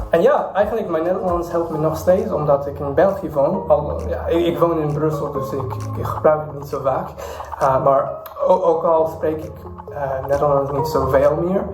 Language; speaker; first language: Dutch; non-native, fluent; English